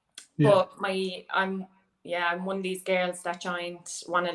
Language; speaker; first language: English; native; English